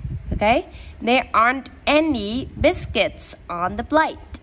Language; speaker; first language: English; non-native, fluent; Vietnamese